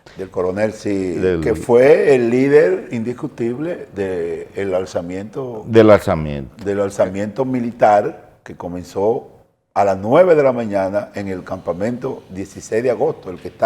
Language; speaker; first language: Spanish; native; Spanish